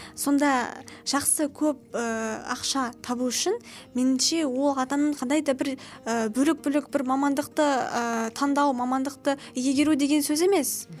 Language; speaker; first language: Kazakh; non-native, local second language; Russian